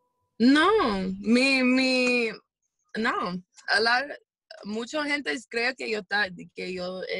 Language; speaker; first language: Spanish; early bilingual, heritage; English